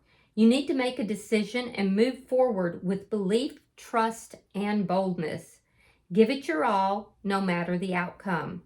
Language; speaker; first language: English; native; English